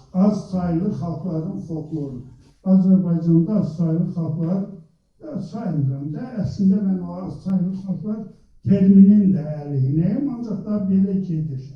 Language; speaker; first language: Azerbaijani; native; Azerbaijani